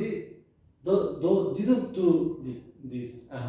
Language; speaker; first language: English; non-native, learner; Turkish